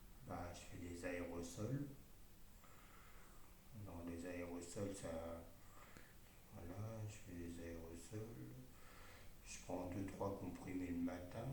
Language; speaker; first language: French; native; French